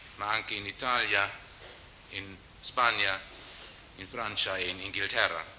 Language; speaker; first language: Italian; non-native, learner; German